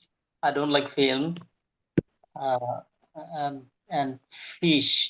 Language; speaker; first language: English; non-native, learner; Bangla